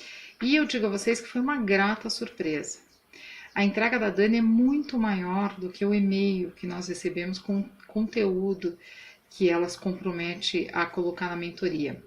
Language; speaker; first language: Portuguese; native; Portuguese